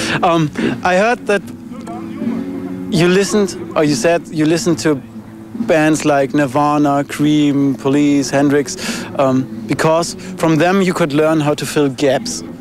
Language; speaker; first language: English; non-native, fluent; German